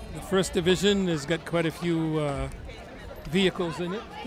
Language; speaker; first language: English; early bilingual, other home language; French